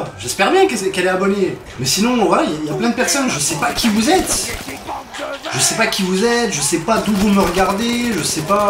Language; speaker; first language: French; native; French